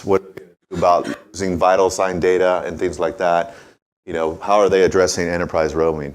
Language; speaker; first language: English; native; English